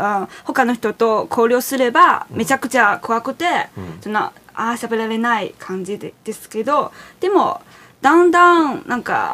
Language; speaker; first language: Japanese; non-native, fluent; Chinese